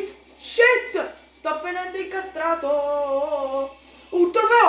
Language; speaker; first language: Italian; native; Italian